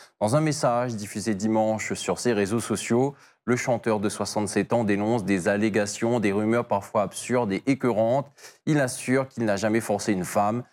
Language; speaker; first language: French; native; French